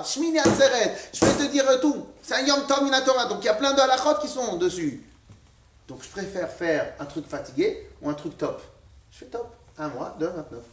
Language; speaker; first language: French; native; French